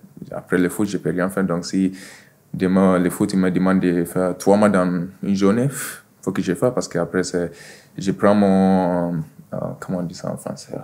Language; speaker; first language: French; non-native, fluent; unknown